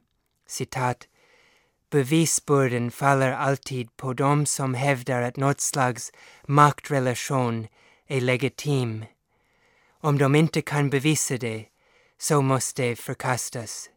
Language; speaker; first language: Swedish; non-native, fluent; English